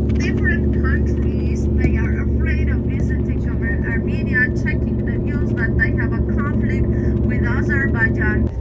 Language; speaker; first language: English; non-native, fluent; Armenian